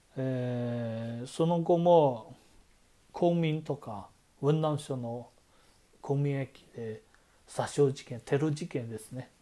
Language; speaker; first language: Japanese; non-native, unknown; Chinese